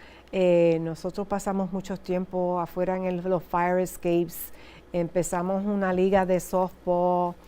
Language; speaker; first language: Spanish; early bilingual, heritage; Spanish